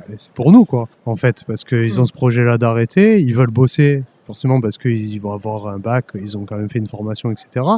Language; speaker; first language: French; native; French